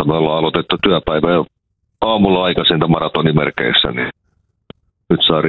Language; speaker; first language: Finnish; native; Finnish